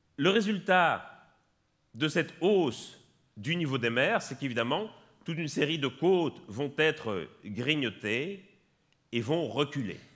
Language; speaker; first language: French; native; French